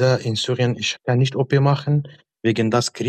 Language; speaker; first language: German; non-native, learner; Arabic